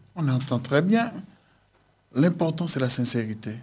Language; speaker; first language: French; native; French